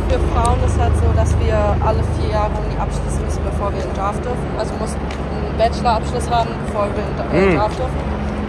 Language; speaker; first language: German; native; German